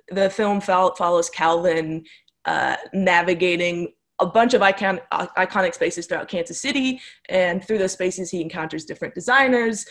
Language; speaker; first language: English; native; English